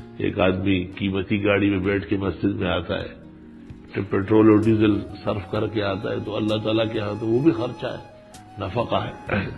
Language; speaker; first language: Urdu; non-native, local second language; Pashto